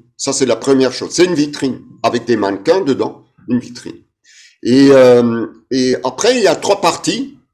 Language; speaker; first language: French; non-native, fluent; German